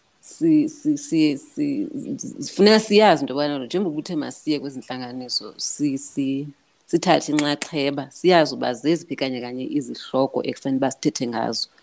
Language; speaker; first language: Xhosa; native; Xhosa